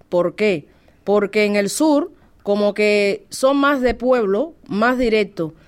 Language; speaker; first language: Spanish; native; Spanish